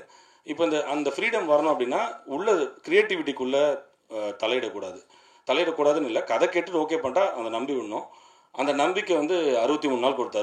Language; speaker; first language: Tamil; native; Tamil